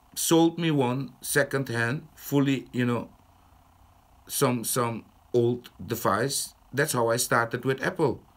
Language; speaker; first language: English; non-native, fluent; Dutch